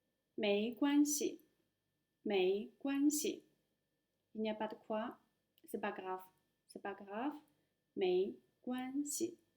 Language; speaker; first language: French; non-native, fluent; Chinese